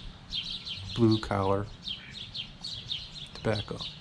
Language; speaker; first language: English; native; English